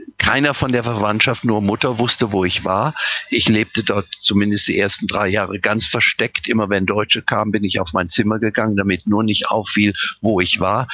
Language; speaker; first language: German; native; German